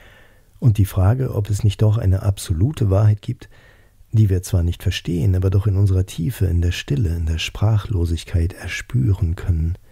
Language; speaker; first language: German; native; German